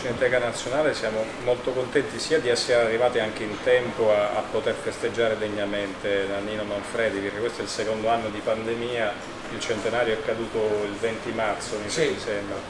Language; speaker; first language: Italian; native; Italian